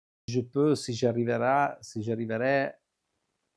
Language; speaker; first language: French; non-native, fluent; Italian